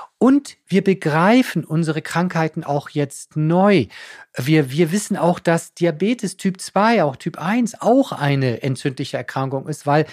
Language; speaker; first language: German; native; German